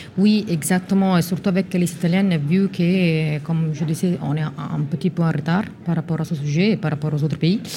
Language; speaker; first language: French; non-native, fluent; Italian